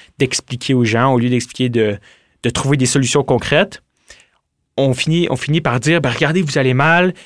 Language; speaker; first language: French; native; French